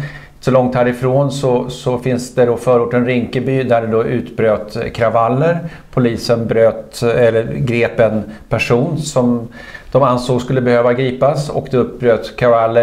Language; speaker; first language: Swedish; native; Swedish